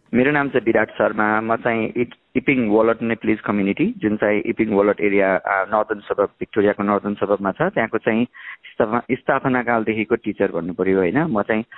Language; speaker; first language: Nepali; native; Nepali